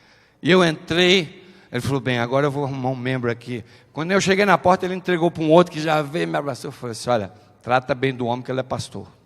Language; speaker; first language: Portuguese; native; Portuguese